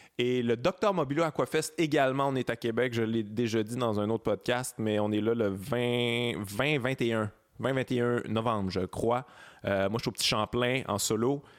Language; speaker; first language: French; native; French